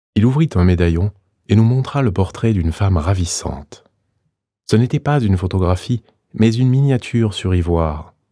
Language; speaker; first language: French; native; French